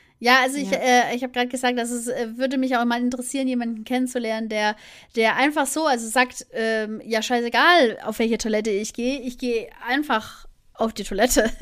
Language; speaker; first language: German; native; German